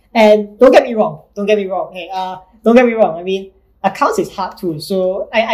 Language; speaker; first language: English; non-native, local second language; Chinese